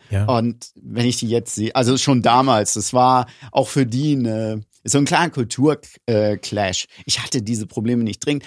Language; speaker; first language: German; early bilingual, other home language; Greek